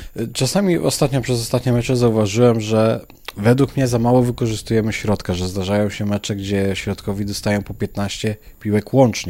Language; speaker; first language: Polish; native; Polish